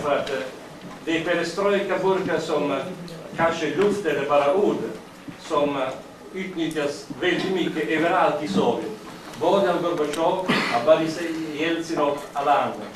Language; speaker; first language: Swedish; non-native, fluent; Italian